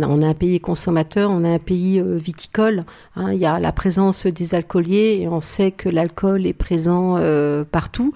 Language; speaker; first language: French; native; French